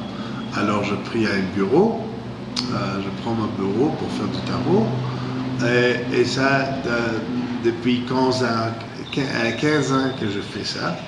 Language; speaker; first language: French; non-native, fluent; English